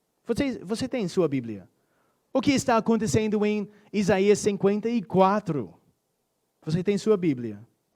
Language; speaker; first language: Portuguese; non-native, fluent; English